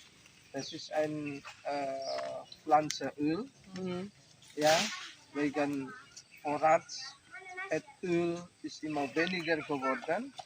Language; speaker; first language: German; non-native, learner; Indonesian